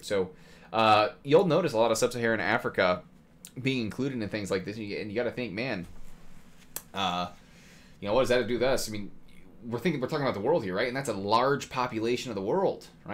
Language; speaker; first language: English; native; English